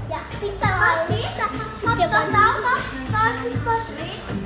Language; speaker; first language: German; early bilingual, other home language; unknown